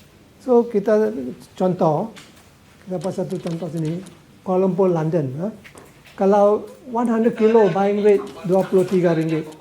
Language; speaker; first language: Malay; non-native, local second language; Cantonese